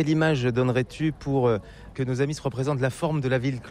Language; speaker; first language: French; native; French